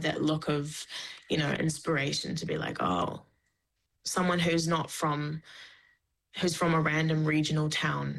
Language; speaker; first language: English; native; English